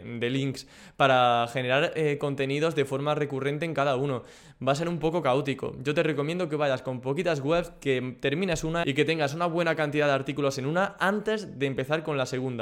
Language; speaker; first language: Spanish; native; Spanish